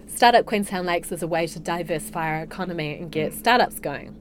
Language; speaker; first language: English; native; English